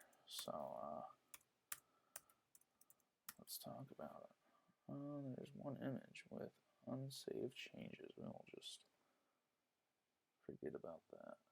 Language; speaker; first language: English; native; English